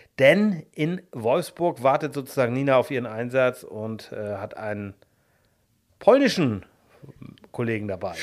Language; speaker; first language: German; native; German